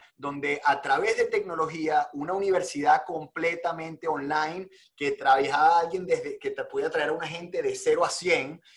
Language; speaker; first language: Spanish; native; Spanish